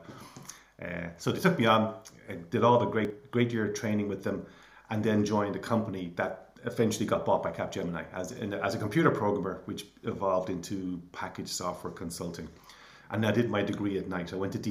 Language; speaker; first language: English; native; English